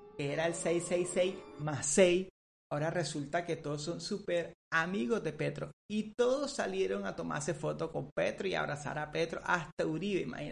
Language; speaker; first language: Spanish; native; Spanish